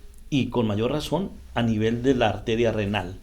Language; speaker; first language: Spanish; native; Spanish